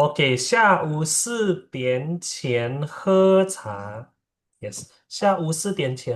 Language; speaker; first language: Chinese; non-native, fluent; Indonesian